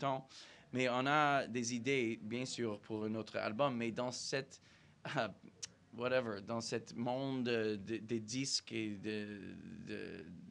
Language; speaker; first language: French; non-native, fluent; English